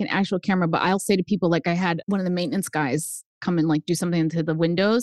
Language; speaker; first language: English; early bilingual, other home language; Spanish